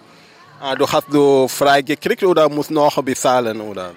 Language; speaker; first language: German; non-native, learner; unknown